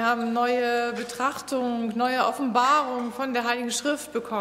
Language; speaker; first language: German; native; German